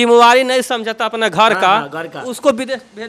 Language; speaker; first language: Hindi; native; Hindi